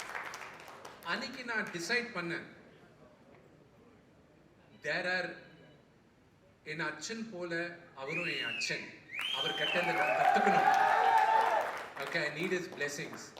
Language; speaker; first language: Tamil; non-native, local second language; Telugu